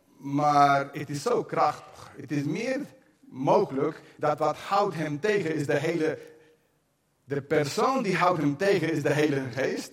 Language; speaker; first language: Dutch; non-native, fluent; English